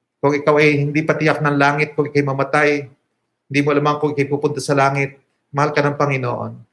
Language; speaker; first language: Filipino; native; Filipino